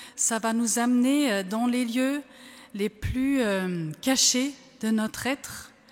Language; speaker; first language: French; non-native, fluent; German